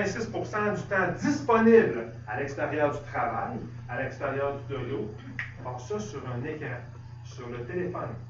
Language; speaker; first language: French; native; French